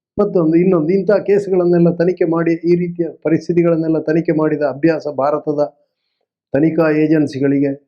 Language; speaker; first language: Kannada; non-native, local second language; Tulu